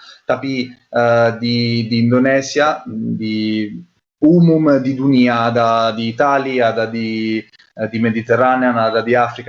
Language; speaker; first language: Indonesian; non-native, learner; Italian